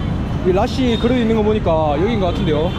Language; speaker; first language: Korean; native; Korean